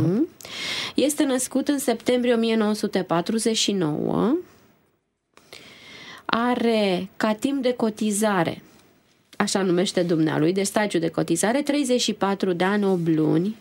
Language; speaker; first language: Romanian; native; Romanian